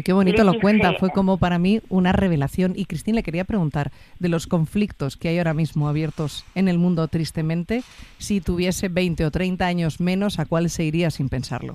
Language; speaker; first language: Spanish; native; Spanish